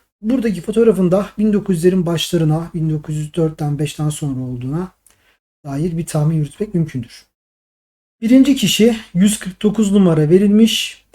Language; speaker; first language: Turkish; native; Turkish